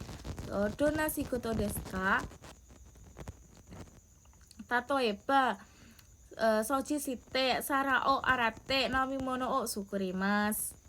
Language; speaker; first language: Japanese; non-native, learner; Indonesian